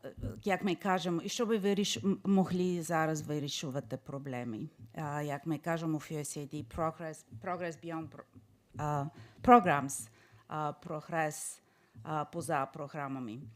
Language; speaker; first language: Ukrainian; non-native, fluent; English